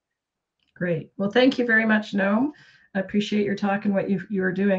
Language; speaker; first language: English; native; English